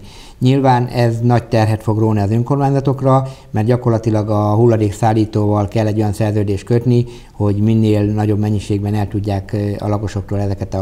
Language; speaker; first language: Hungarian; native; Hungarian